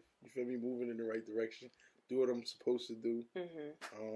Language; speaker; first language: English; native; English